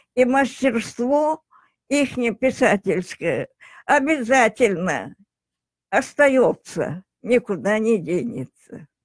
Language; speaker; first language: Russian; non-native, local second language; Tajik